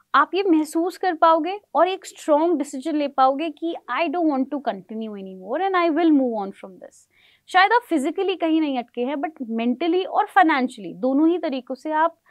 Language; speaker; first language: Hindi; native; Hindi